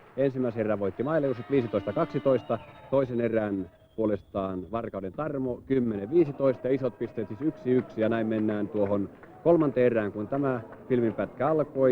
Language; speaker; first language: Finnish; native; Finnish